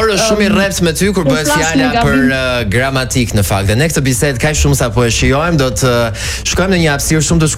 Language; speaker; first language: Albanian; native; Albanian